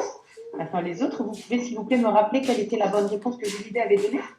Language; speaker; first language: French; native; French